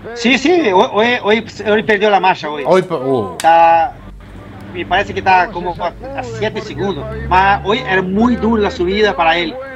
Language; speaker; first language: Spanish; non-native, learner; Portuguese